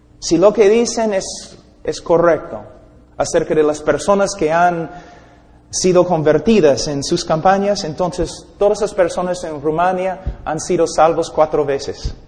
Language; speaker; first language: Spanish; non-native, fluent; English